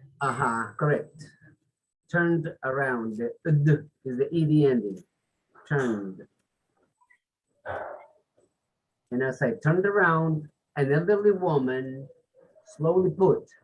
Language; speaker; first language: English; non-native, fluent; Spanish